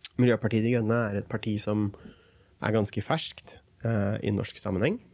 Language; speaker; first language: Norwegian; early bilingual, other home language; Kurdish